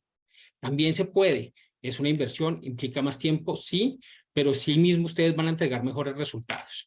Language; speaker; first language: Spanish; native; Spanish